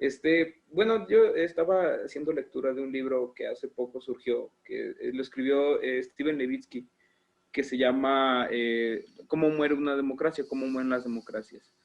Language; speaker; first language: Spanish; native; Spanish